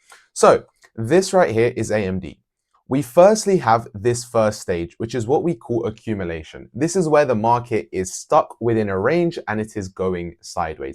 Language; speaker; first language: English; native; English